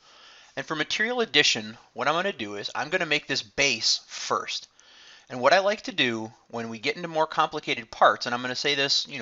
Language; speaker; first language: English; native; English